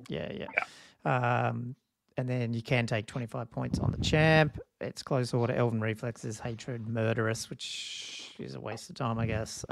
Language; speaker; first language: English; native; English